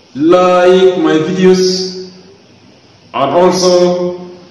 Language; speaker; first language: English; non-native, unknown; Arabic